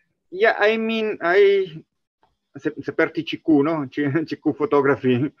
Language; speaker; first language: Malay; non-native, learner; Italian